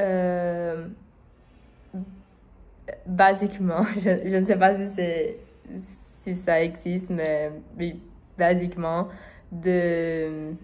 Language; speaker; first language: French; non-native, learner; Portuguese